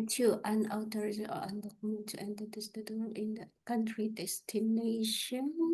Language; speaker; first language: English; non-native, learner; Indonesian